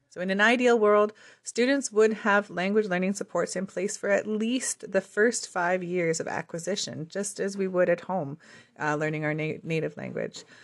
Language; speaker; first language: English; native; English